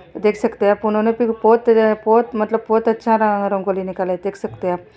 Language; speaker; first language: Hindi; non-native, local second language; Marathi